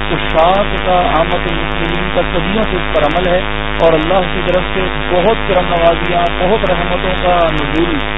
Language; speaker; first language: Urdu; native; Urdu